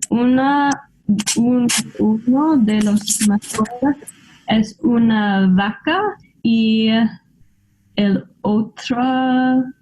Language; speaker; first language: Spanish; non-native, learner; English